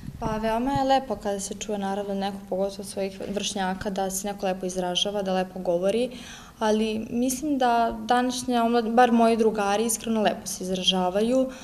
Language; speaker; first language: Serbian; native; Serbian